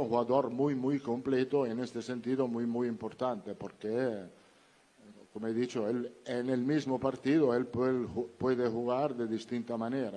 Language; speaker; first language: Spanish; non-native, fluent; Italian